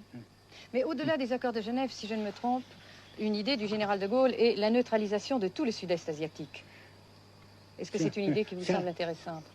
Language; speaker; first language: French; native; French